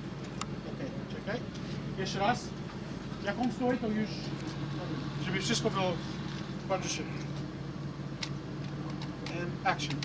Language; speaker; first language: Polish; non-native, learner; English